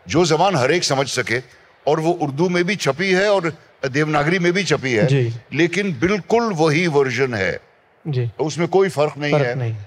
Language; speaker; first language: Hindi; native; Hindi